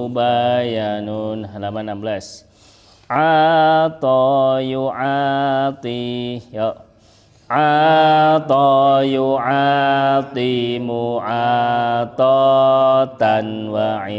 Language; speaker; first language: Arabic; non-native, fluent; Indonesian